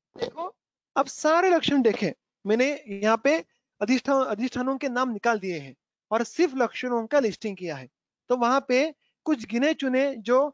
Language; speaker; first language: Hindi; non-native, local second language; Marathi